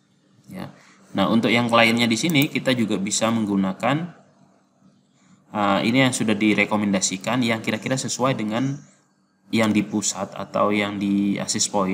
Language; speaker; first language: Indonesian; native; Indonesian